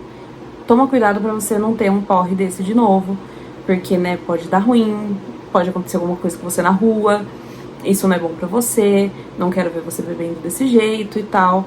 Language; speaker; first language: Portuguese; native; Portuguese